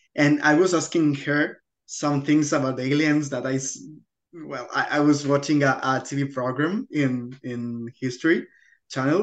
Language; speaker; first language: English; non-native, fluent; Spanish